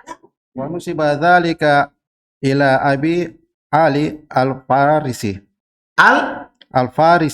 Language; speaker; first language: Arabic; non-native, learner; Indonesian